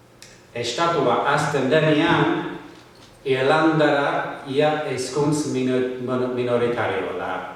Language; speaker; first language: Basque; non-native, fluent; English